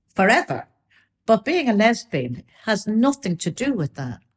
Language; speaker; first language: English; native; English